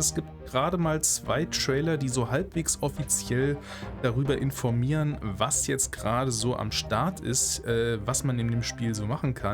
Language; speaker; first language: German; native; German